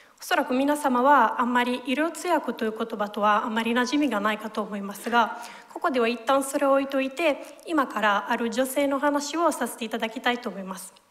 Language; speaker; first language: Japanese; non-native, fluent; Italian